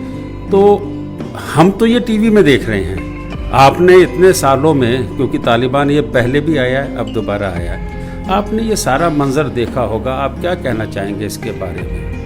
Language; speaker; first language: Hindi; non-native, local second language; Punjabi